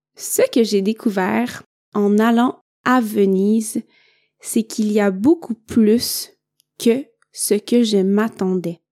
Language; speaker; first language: French; native; French